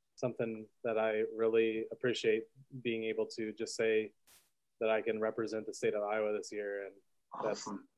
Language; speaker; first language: English; native; English